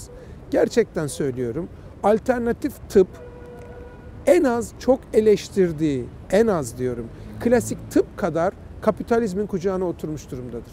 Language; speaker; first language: Turkish; native; Turkish